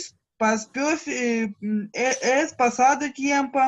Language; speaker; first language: Spanish; non-native, learner; Russian